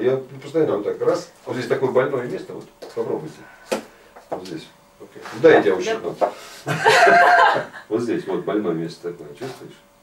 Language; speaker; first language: Russian; native; Russian